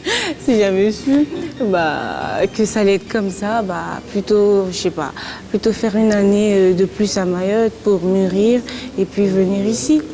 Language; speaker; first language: French; non-native, local second language; Comorian